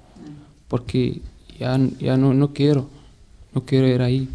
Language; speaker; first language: Spanish; non-native, learner; Arabic